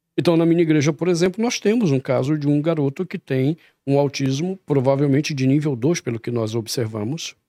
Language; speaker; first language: Portuguese; native; Portuguese